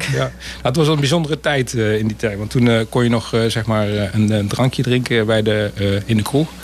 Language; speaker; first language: Dutch; native; Dutch